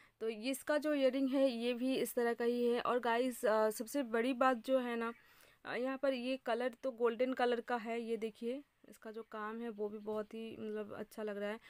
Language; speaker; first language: Hindi; non-native, local second language; Bangla